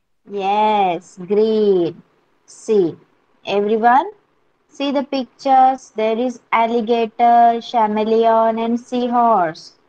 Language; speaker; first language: English; non-native, local second language; Marathi